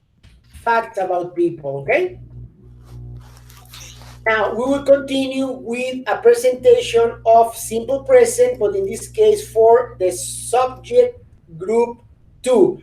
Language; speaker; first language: English; non-native, fluent; Spanish